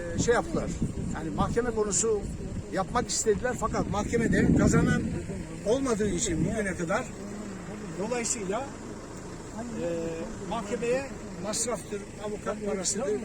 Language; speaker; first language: Turkish; native; Turkish